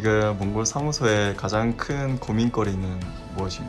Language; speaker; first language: Korean; non-native, fluent; Mongolian